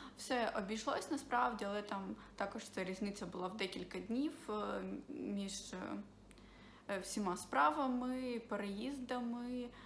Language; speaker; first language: Ukrainian; non-native, local second language; Russian